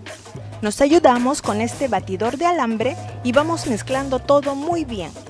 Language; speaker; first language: Spanish; native; Spanish